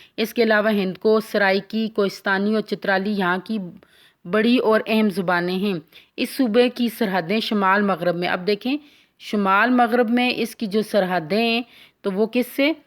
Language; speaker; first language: Urdu; non-native, local second language; Pashto